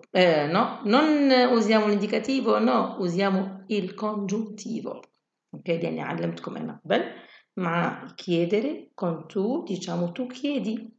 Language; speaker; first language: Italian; non-native, fluent; Arabic